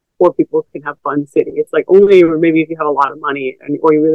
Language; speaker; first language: English; native; English